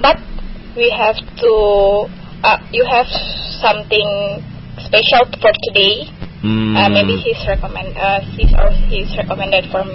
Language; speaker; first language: English; non-native, learner; Indonesian